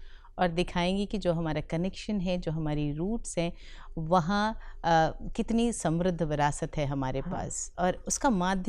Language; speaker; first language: Hindi; native; Hindi